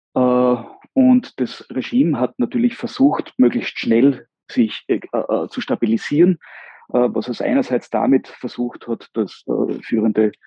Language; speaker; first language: German; native; German